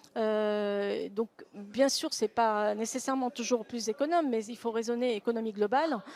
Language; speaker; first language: French; non-native, local second language; Arabic